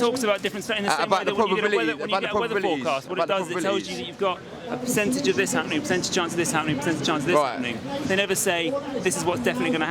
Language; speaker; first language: English; native; English